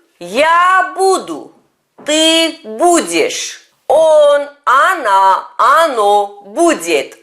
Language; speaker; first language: Russian; non-native, fluent; Turkish